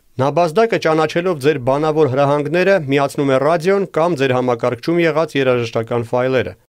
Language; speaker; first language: Armenian; native; Armenian